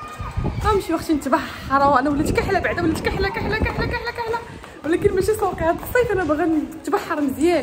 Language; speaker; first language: Arabic; native; Arabic